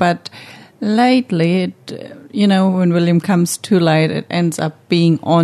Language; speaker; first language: English; non-native, fluent; German